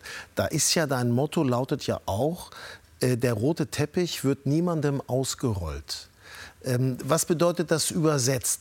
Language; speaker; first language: German; native; German